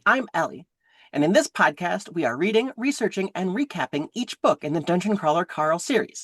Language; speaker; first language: English; native; English